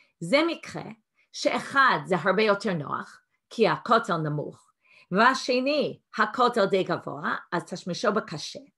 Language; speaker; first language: Hebrew; non-native, fluent; English